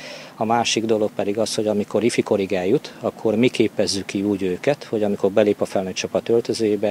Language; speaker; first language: Hungarian; native; Hungarian